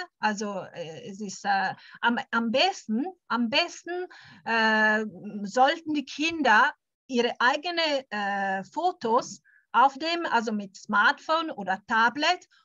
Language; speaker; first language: German; non-native, fluent; Italian